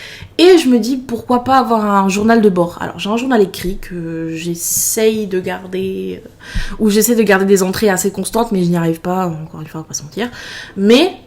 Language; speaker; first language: French; native; French